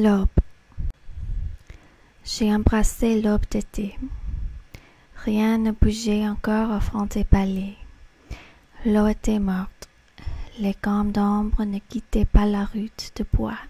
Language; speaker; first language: French; non-native, fluent; English